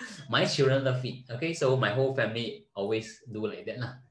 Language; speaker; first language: English; non-native, local second language; Malay